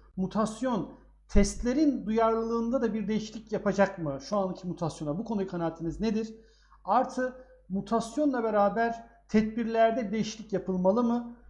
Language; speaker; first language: Turkish; native; Turkish